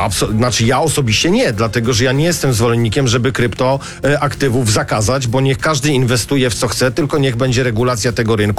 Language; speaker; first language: Polish; native; Polish